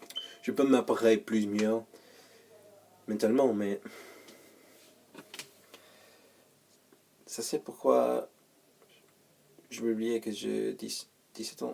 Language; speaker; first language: French; non-native, learner; English